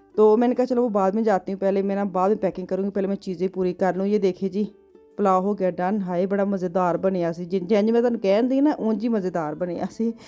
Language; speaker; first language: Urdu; non-native, local second language; Punjabi